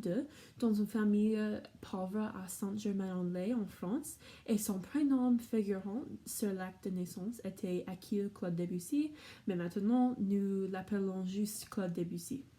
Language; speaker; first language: French; non-native, learner; English